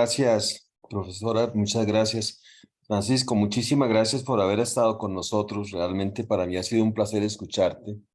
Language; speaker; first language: Spanish; native; Spanish